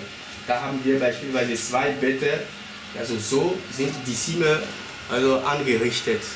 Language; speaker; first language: German; non-native, fluent; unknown